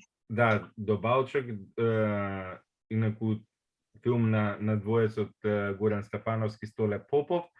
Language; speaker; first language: Macedonian; native; Macedonian